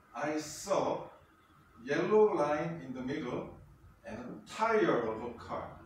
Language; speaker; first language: English; non-native, fluent; Korean